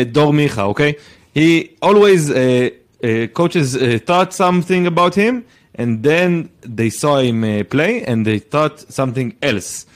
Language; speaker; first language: English; non-native, fluent; Hebrew